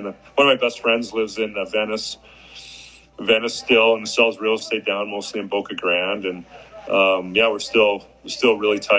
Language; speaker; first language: English; native; English